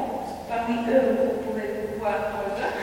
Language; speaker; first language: French; non-native, fluent; Russian